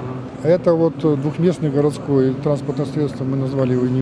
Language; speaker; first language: Russian; native; Russian